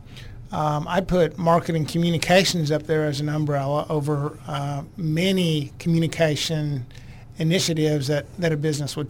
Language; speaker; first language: English; native; English